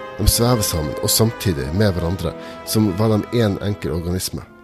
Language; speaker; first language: English; non-native, fluent; Japanese